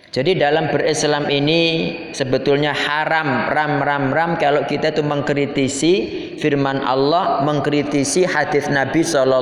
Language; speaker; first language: Indonesian; non-native, local second language; Javanese